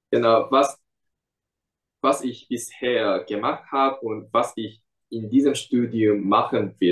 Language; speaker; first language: German; non-native, fluent; Korean